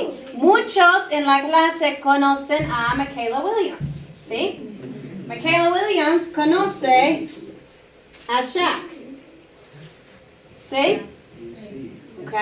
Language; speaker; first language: Spanish; non-native, learner; English